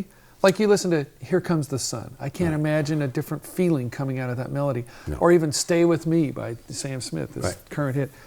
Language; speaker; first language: English; native; English